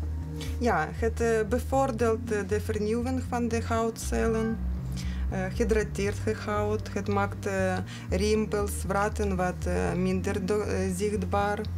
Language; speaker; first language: Dutch; non-native, fluent; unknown